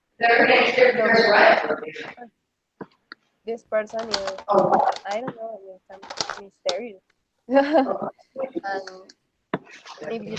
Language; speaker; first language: English; non-native, learner; Spanish